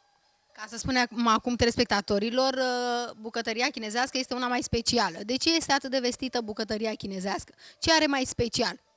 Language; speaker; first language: Romanian; native; Romanian